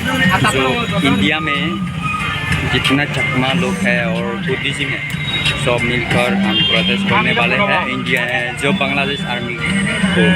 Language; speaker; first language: Hindi; non-native, local second language; Chakma